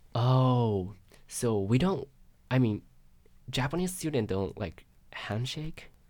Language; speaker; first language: English; non-native, learner; Japanese